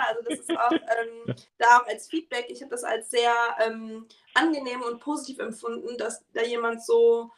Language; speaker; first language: German; native; German